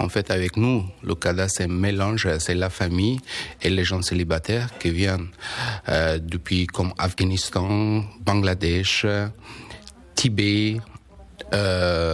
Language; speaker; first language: French; non-native, learner; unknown